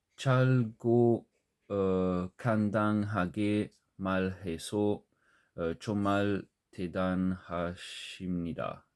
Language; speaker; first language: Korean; non-native, learner; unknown